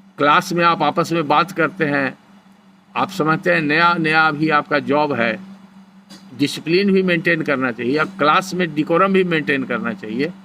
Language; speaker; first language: Hindi; native; Hindi